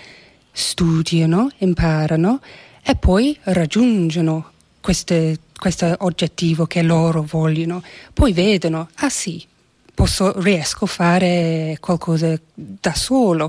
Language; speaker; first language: Italian; non-native, fluent; English